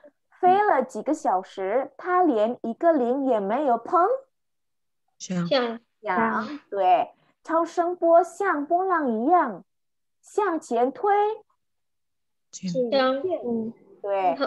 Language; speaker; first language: Chinese; non-native, fluent; Indonesian